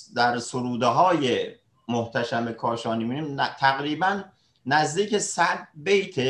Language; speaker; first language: Persian; native; Persian